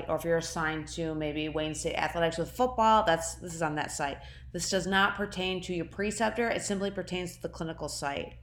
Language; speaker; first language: English; native; English